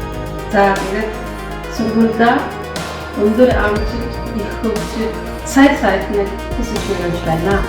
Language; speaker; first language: Mongolian; non-native, learner; Polish